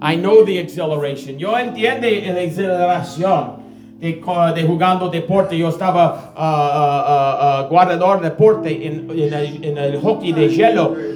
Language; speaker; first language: Spanish; non-native, learner; English